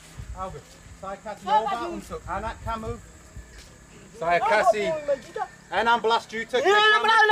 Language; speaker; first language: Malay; non-native, learner; English